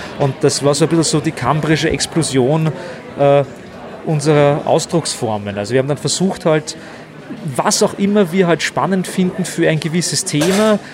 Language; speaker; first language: German; native; German